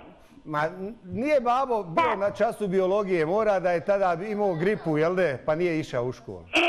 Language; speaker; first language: Bosnian; native; Bosnian